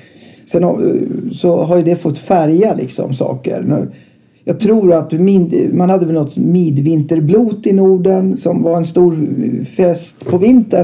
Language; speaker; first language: Swedish; native; Swedish